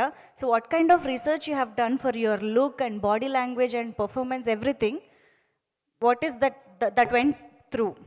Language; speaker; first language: Telugu; native; Telugu